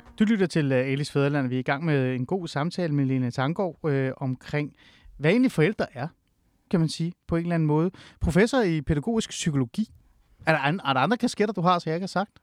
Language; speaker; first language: Danish; early bilingual, other home language; Persian